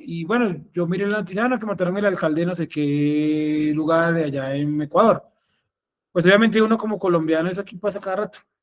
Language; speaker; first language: Spanish; native; Spanish